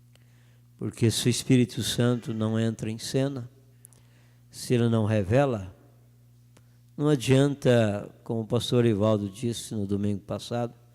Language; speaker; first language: Portuguese; native; Portuguese